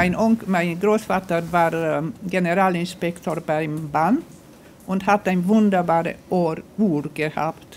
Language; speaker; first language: German; non-native, fluent; Romanian